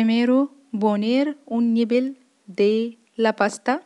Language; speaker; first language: Spanish; non-native, fluent; Arabic